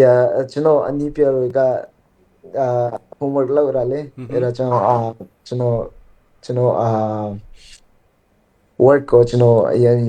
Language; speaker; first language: Burmese; early bilingual, heritage; Burmese